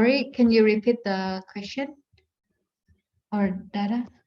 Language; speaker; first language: English; non-native, fluent; Indonesian